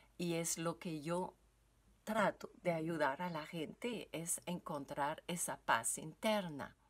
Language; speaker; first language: Spanish; non-native, fluent; French